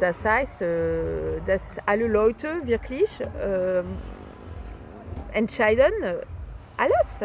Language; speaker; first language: German; non-native, fluent; French